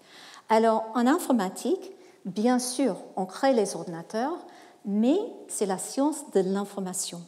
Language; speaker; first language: French; non-native, fluent; English